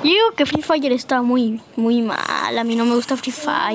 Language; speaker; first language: Spanish; native; Spanish